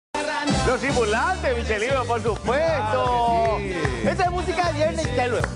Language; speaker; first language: Spanish; native; Spanish